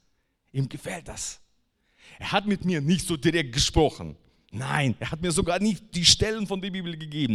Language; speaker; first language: German; non-native, fluent; Russian